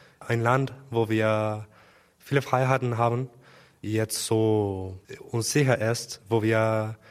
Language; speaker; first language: German; non-native, learner; Spanish